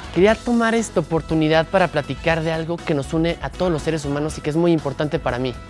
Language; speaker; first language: Spanish; native; Spanish